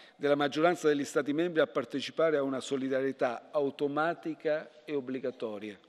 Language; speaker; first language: Italian; native; Italian